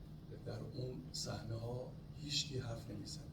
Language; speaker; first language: Persian; native; Persian